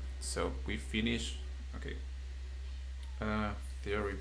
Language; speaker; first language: English; non-native, fluent; Spanish